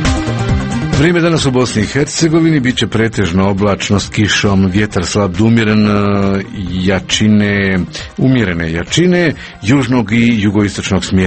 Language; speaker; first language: Croatian; native; Croatian